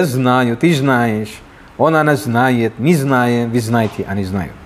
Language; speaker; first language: Russian; non-native, fluent; Filipino